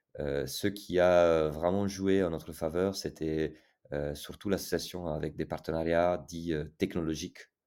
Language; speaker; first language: French; non-native, fluent; Italian